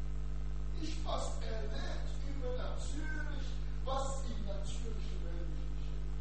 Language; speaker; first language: German; non-native, learner; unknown